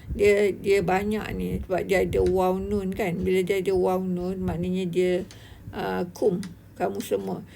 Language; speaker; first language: Malay; native; Malay